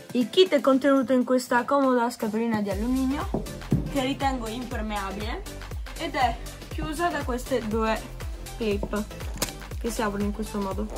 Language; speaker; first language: Italian; native; Italian